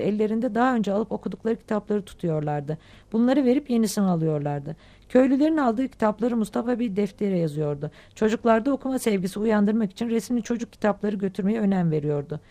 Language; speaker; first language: Turkish; native; Turkish